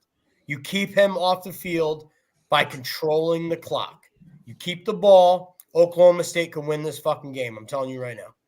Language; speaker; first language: English; native; English